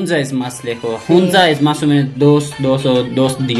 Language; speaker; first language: Spanish; non-native, learner; Punjabi